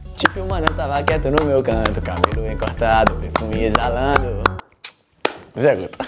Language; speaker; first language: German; non-native, learner; Portuguese